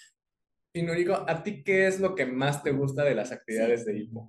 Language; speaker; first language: Spanish; native; Spanish